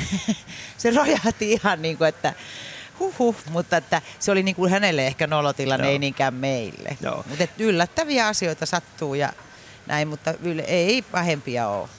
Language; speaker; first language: Finnish; native; Finnish